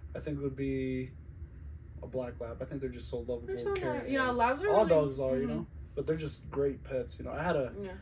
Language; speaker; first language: English; native; English